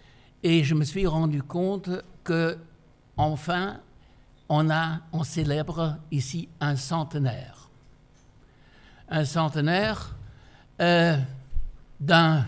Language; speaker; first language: French; non-native, fluent; German